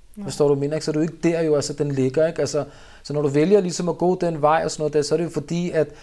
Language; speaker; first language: Danish; early bilingual, other home language; Urdu